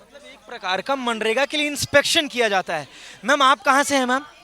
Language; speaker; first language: Hindi; native; Hindi